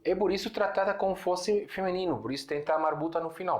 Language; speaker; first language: Portuguese; non-native, fluent; Arabic